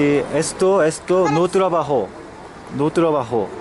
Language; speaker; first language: Spanish; non-native, learner; Korean